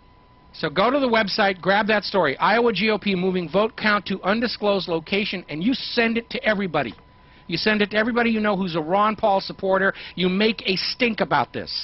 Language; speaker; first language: English; native; English